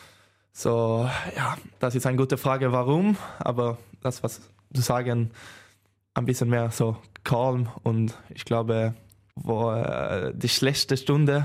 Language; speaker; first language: German; non-native, learner; Swedish